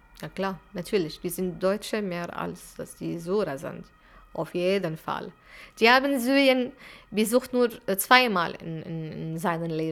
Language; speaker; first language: German; non-native, fluent; Arabic